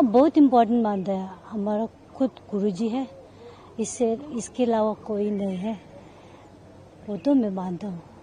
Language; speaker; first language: Hindi; non-native, local second language; Tibetan